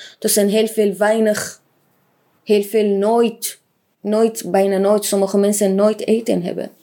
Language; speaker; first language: Dutch; non-native, learner; Arabic